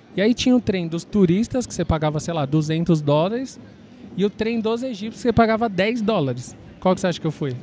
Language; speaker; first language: Portuguese; native; Portuguese